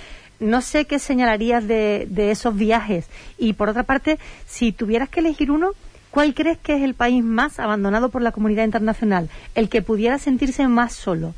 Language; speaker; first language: Spanish; native; Spanish